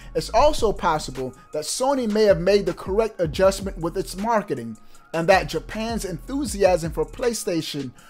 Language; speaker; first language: English; native; English